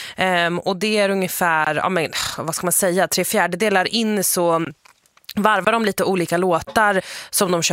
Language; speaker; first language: Swedish; native; Swedish